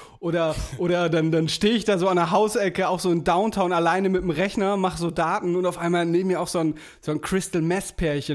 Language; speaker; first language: German; native; German